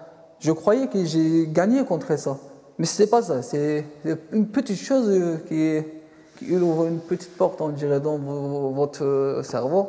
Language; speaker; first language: French; non-native, fluent; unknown